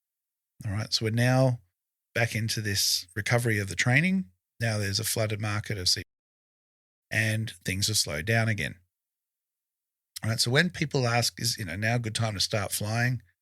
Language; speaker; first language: English; native; English